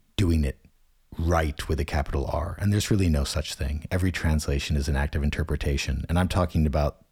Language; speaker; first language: English; native; English